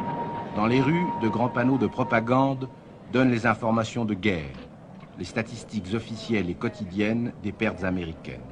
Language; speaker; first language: French; native; French